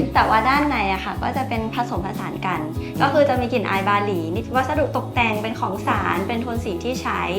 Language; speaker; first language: Thai; native; Thai